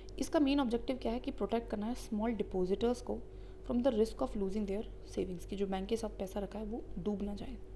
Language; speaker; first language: Hindi; native; Hindi